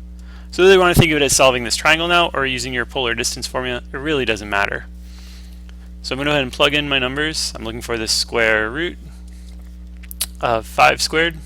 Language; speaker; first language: English; native; English